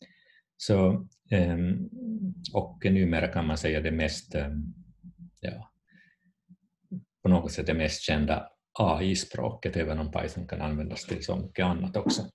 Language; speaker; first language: Swedish; non-native, fluent; Finnish